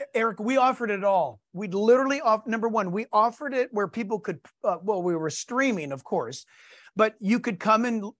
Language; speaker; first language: English; native; English